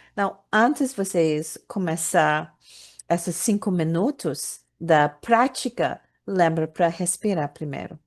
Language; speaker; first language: Portuguese; non-native, learner; English